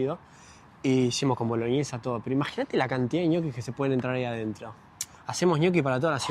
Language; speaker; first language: Spanish; native; Spanish